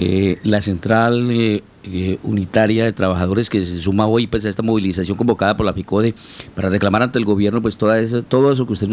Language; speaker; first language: Spanish; native; Spanish